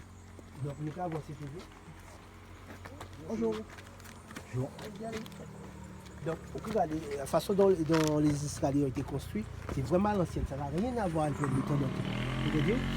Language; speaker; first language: French; non-native, local second language; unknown